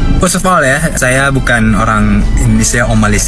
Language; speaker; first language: Indonesian; non-native, fluent; Thai